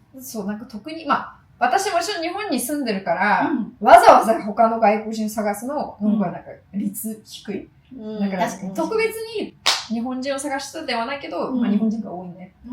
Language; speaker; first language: Japanese; non-native, fluent; English